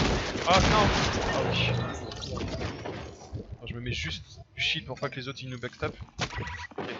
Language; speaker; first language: French; native; French